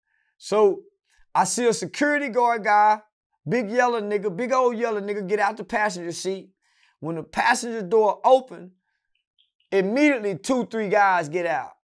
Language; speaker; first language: English; native; English